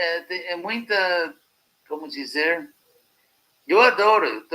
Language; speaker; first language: Portuguese; non-native, fluent; English